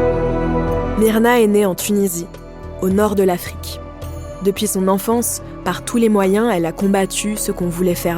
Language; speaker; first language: French; native; French